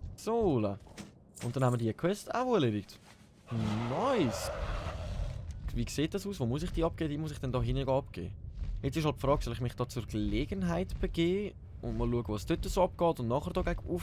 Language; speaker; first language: German; native; German